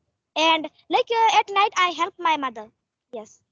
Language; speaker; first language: English; non-native, learner; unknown